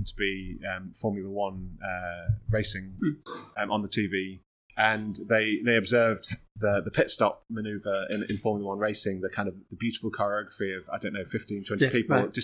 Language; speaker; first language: English; native; English